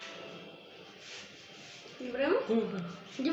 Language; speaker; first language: Spanish; native; Spanish